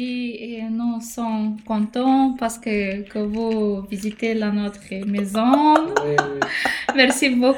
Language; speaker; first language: French; non-native, learner; Romanian